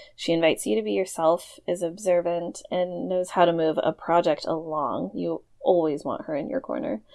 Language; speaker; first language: English; native; English